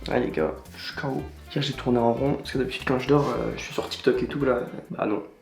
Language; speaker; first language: French; native; French